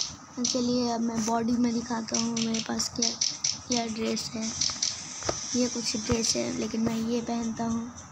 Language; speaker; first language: Hindi; non-native, local second language; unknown